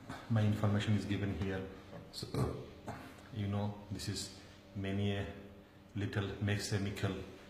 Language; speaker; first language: English; non-native, local second language; Bangla